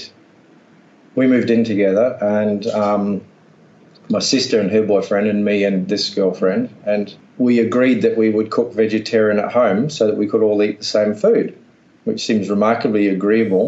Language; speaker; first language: English; native; English